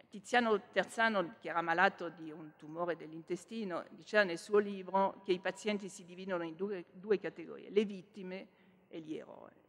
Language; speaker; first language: Italian; non-native, fluent; French